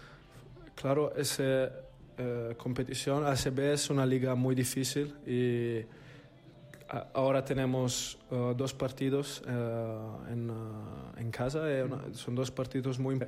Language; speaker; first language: Spanish; non-native, fluent; Italian